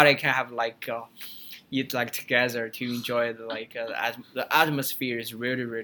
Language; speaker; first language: English; non-native, learner; Chinese